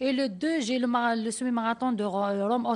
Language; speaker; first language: French; non-native, learner; Arabic